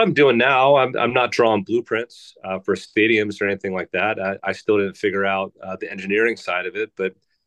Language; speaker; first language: English; native; English